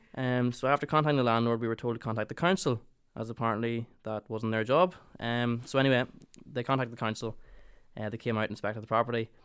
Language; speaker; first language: English; native; English